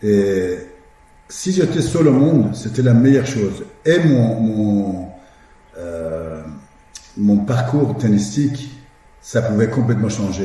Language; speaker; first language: French; non-native, fluent; Persian